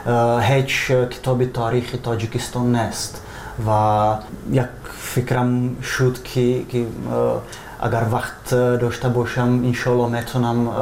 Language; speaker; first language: Persian; non-native, fluent; Czech